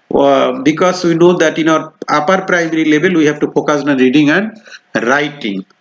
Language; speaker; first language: English; non-native, local second language; Bangla